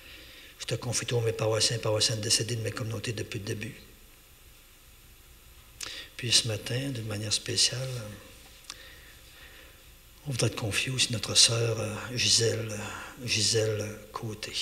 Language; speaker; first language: French; native; French